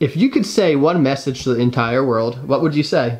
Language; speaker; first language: English; native; English